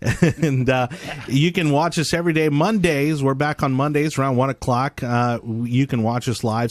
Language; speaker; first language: English; native; English